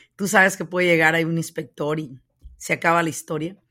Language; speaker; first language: Spanish; native; Spanish